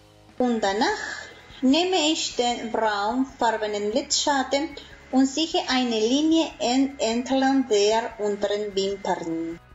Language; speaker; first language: German; non-native, fluent; Spanish